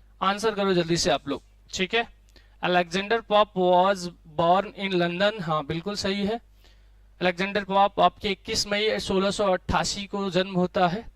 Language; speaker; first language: Hindi; native; Hindi